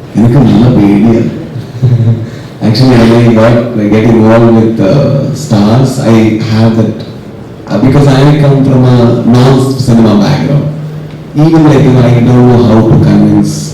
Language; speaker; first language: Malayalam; non-native, learner; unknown